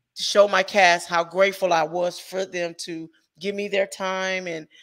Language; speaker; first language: English; native; English